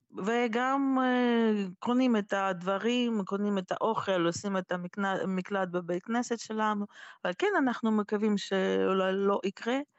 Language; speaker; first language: Hebrew; non-native, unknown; Russian